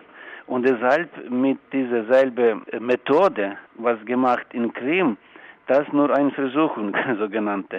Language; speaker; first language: German; non-native, learner; Ukrainian